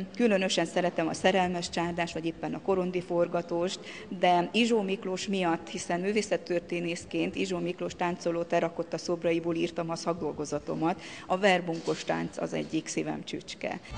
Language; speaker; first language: Hungarian; native; Hungarian